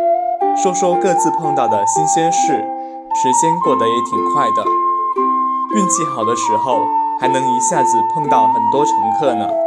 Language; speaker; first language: Chinese; native; Chinese